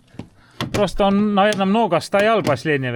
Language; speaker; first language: Russian; non-native, fluent; Estonian